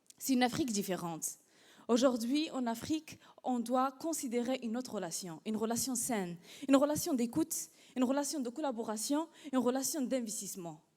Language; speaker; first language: French; non-native, local second language; Arabic